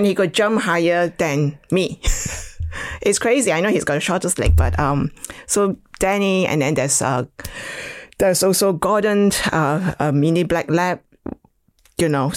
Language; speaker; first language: English; non-native, local second language; Chinese